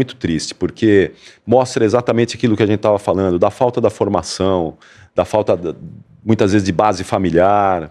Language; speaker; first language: Portuguese; native; Portuguese